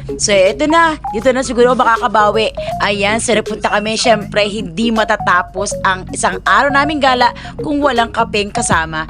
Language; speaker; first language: Filipino; native; Filipino